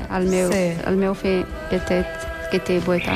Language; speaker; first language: Catalan; non-native, learner; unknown